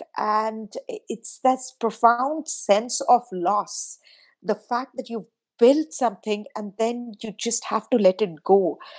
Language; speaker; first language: English; non-native, local second language; Hindi